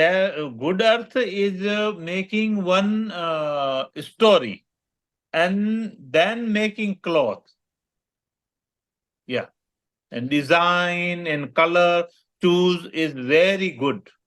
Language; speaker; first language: English; non-native, learner; Gujarati